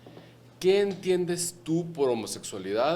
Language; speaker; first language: Spanish; native; Spanish